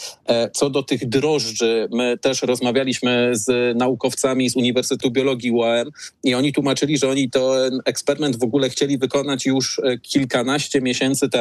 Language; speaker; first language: Polish; native; Polish